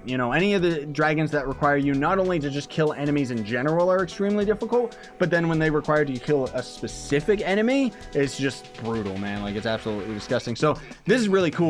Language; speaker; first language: English; native; English